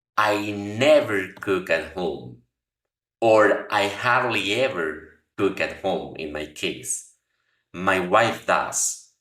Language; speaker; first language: English; non-native, fluent; Spanish